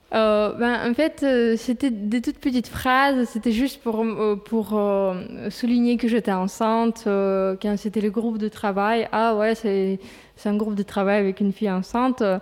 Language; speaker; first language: French; non-native, fluent; Russian